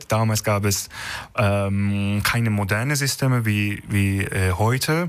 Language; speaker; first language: German; non-native, learner; Turkish